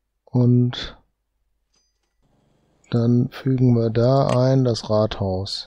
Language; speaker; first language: German; native; German